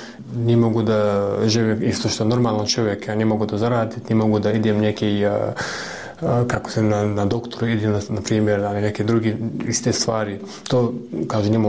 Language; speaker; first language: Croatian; non-native, learner; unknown